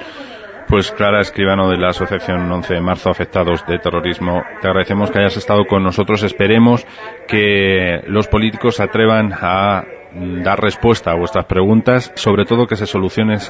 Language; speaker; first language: Spanish; native; Spanish